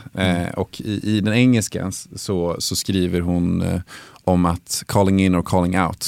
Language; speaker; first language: Swedish; native; Swedish